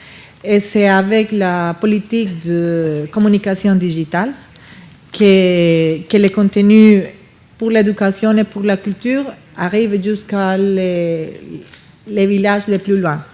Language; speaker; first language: French; non-native, fluent; Spanish